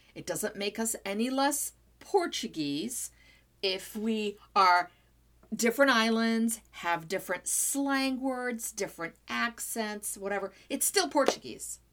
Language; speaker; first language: English; non-native, fluent; Portuguese